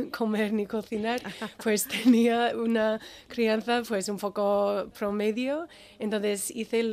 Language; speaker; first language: Spanish; non-native, fluent; English